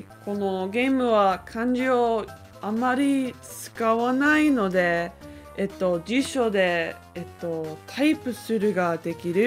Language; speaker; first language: Japanese; non-native, learner; English